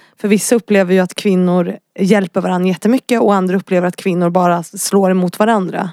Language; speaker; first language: Swedish; native; Swedish